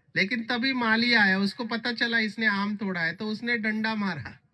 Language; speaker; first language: Hindi; non-native, local second language; Marathi